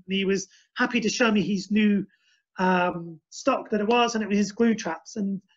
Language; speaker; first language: English; native; English